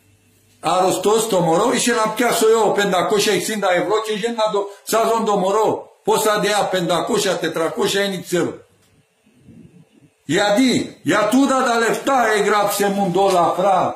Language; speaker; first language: Greek; non-native, learner; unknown